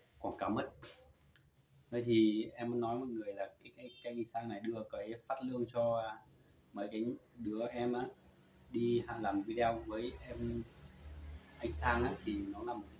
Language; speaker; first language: Vietnamese; non-native, local second language; Hmong